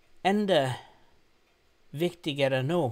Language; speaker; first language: Norwegian; non-native, fluent; English